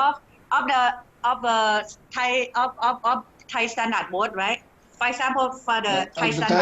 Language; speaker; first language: English; non-native, fluent; Thai